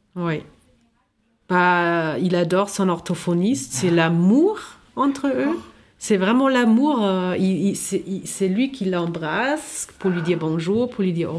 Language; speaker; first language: French; non-native, fluent; German